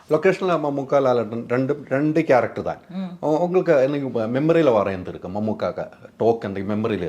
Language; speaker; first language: Tamil; non-native, learner; Malayalam